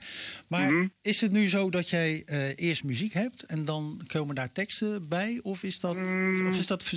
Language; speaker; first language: Dutch; native; Dutch